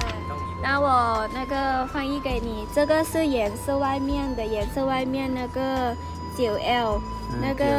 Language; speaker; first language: Chinese; non-native, learner; Lao